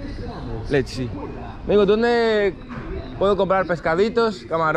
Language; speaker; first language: Spanish; non-native, learner; Greek